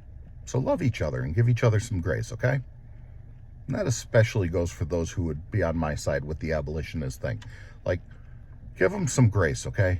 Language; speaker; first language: English; native; English